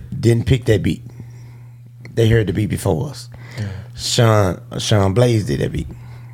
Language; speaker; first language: English; native; English